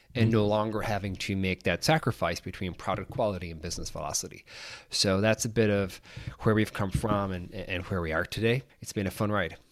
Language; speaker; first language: English; native; English